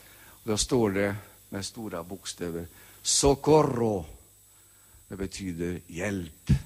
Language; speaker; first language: Swedish; early bilingual, heritage; Swedish